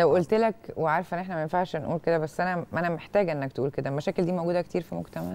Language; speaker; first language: Arabic; native; Arabic